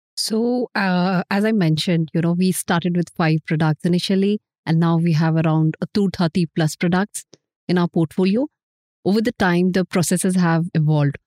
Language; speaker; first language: English; non-native, local second language; Hindi